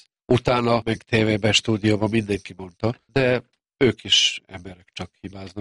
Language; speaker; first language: Hungarian; non-native, local second language; Serbian